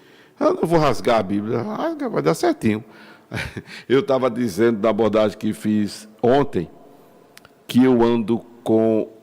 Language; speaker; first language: Portuguese; native; Portuguese